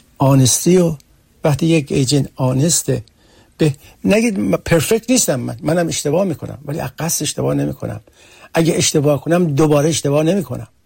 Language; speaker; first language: Persian; early bilingual, heritage; Persian